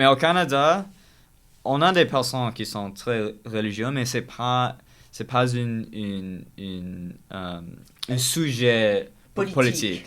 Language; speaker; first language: French; non-native, local second language; English